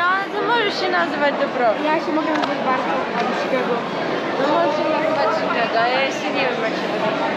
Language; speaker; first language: Polish; early bilingual, heritage; Polish